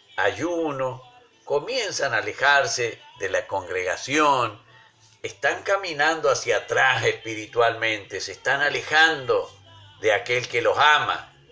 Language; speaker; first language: Spanish; native; Spanish